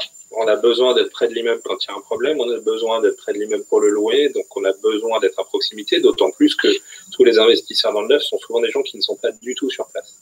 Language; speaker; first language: French; native; French